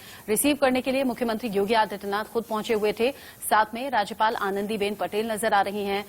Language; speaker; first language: Hindi; native; Hindi